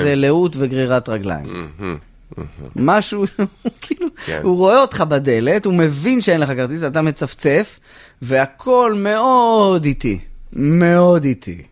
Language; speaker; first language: Hebrew; native; Hebrew